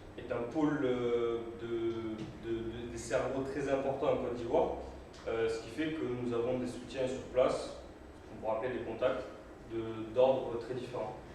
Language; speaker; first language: French; native; French